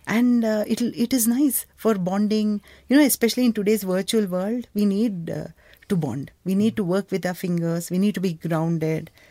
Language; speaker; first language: English; non-native, local second language; Kannada